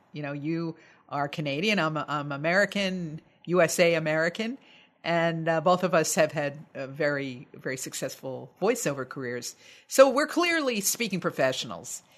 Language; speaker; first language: English; native; English